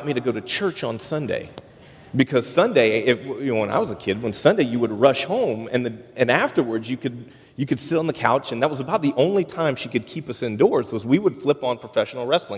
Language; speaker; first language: English; native; English